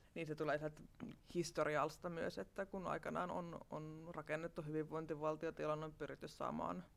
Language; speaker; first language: Finnish; non-native, fluent; German